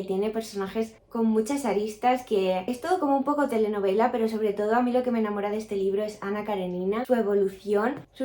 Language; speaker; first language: Spanish; native; Spanish